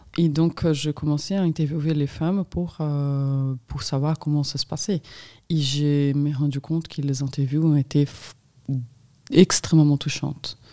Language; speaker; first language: French; non-native, fluent; Portuguese